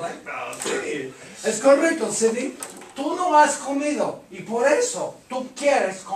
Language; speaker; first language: Spanish; non-native, fluent; English